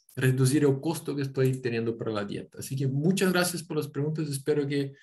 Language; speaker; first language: Spanish; non-native, fluent; Portuguese